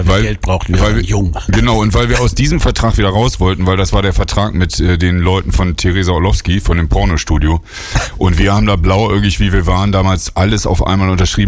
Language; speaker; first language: German; native; German